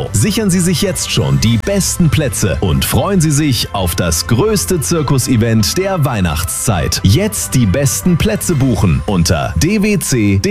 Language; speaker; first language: German; native; German